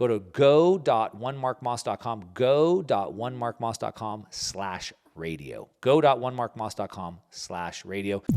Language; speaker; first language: English; native; English